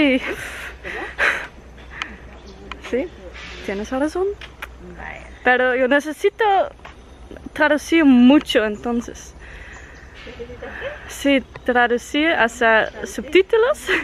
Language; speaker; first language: Spanish; non-native, learner; English